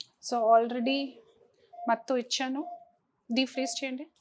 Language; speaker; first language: Telugu; non-native, learner; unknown